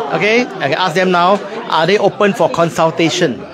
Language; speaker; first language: English; non-native, local second language; Chinese